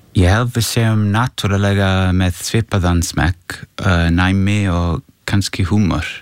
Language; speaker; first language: Icelandic; non-native, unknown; English